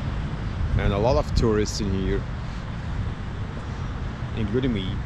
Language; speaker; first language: English; non-native, learner; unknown